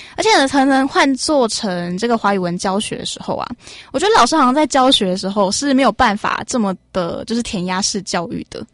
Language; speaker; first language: Chinese; native; Chinese